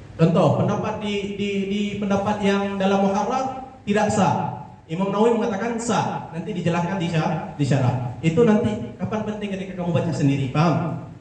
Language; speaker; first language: Indonesian; non-native, local second language; Achinese